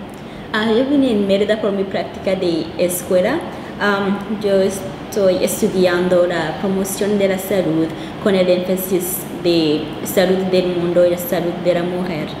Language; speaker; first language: Spanish; non-native, local second language; Kinyarwanda